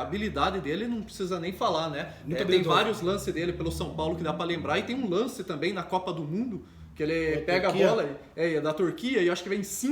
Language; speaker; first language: Portuguese; native; Portuguese